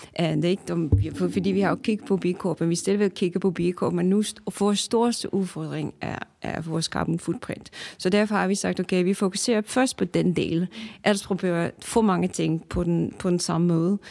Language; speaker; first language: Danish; non-native, fluent; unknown